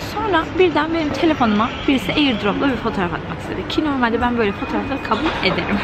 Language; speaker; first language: Turkish; native; Turkish